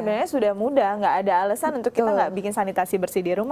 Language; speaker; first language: Indonesian; native; Indonesian